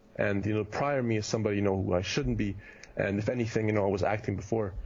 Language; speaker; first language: English; early bilingual, heritage; German